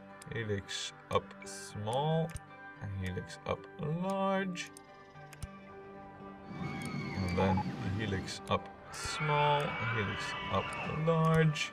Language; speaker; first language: English; non-native, fluent; Dutch